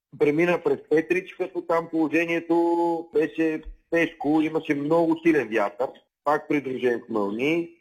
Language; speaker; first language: Bulgarian; native; Bulgarian